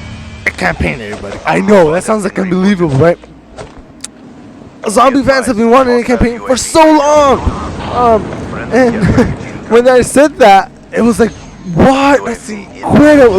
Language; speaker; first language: English; native; English